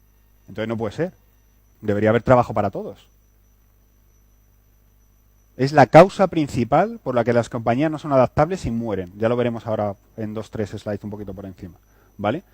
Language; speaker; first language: Spanish; native; Spanish